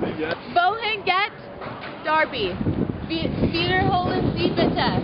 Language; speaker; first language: German; non-native, learner; English